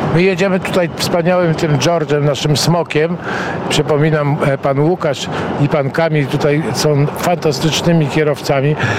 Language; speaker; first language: Polish; native; Polish